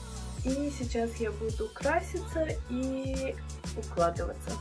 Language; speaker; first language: Russian; native; Russian